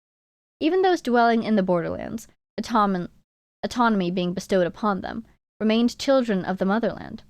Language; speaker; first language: English; native; English